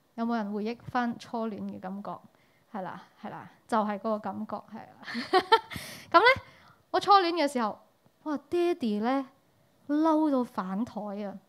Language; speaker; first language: Cantonese; early bilingual, heritage; Cantonese